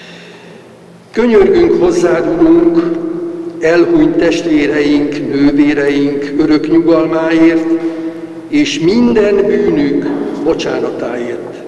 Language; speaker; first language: Hungarian; native; Hungarian